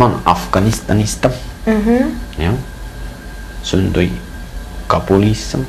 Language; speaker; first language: Finnish; non-native, learner; Persian